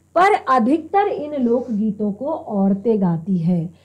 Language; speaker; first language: Hindi; native; Hindi